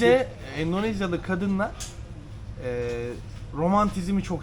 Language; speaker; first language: Turkish; native; Turkish